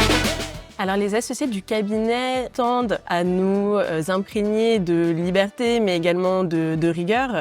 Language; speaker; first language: French; native; French